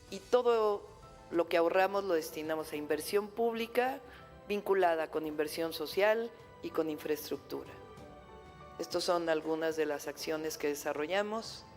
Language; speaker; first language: Spanish; native; Spanish